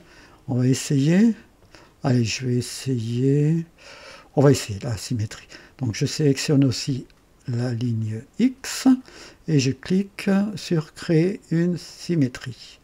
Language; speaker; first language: French; native; French